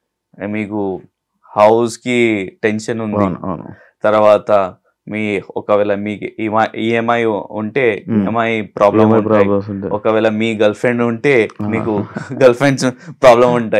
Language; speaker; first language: Telugu; non-native, local second language; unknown